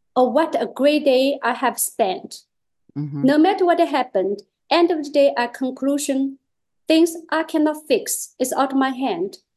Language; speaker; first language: English; non-native, learner; Chinese